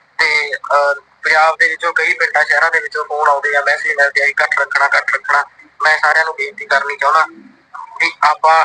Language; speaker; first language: Punjabi; native; Punjabi